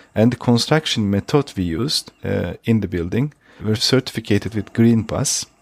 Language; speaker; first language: English; non-native, fluent; Turkish